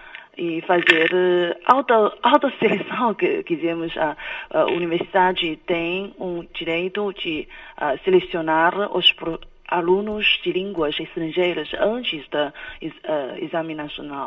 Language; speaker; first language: Portuguese; non-native, fluent; Chinese